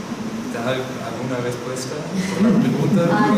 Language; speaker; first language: Spanish; non-native, fluent; German